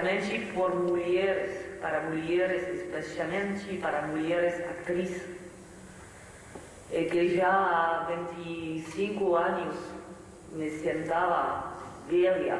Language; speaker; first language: Portuguese; non-native, learner; French